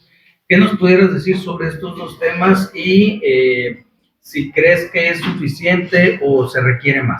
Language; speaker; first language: Spanish; native; Spanish